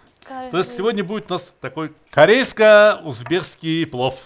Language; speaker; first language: Russian; native; Russian